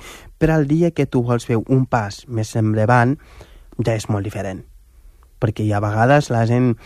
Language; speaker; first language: Catalan; non-native, fluent; Wolof